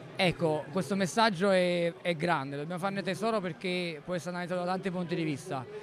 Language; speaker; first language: Italian; native; Italian